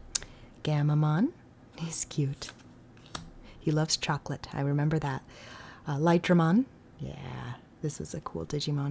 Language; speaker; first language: English; native; English